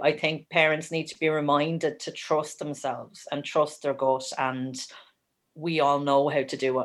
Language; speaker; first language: English; native; English